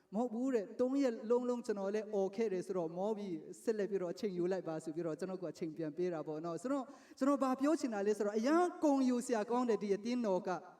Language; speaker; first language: Burmese; non-native, local second language; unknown